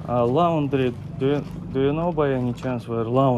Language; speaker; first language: English; non-native, fluent; Russian